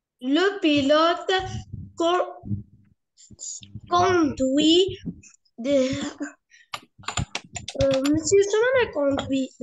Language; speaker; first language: French; non-native, learner; Arabic